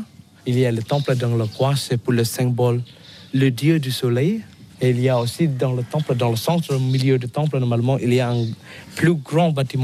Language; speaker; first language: French; non-native, learner; Balinese